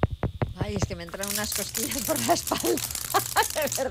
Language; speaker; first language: Spanish; native; Spanish